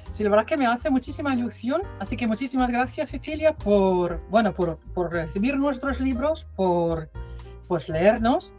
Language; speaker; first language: Spanish; non-native, fluent; Slovenian